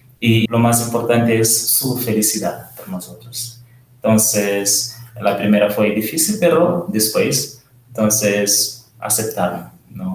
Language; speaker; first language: Spanish; non-native, learner; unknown